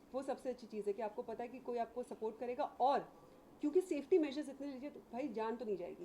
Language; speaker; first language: Hindi; native; Hindi